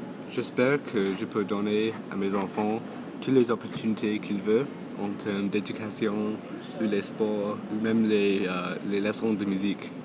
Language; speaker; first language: French; non-native, local second language; English